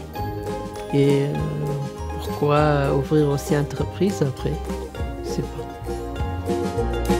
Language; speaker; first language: French; non-native, learner; Arabic